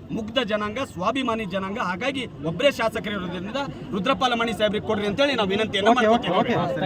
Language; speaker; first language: Kannada; non-native, local second language; Lambadi